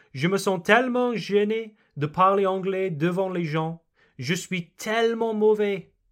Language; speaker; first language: French; non-native, fluent; English